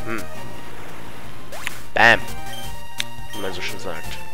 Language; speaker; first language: German; native; German